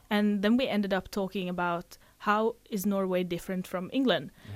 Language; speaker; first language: English; non-native, fluent; Norwegian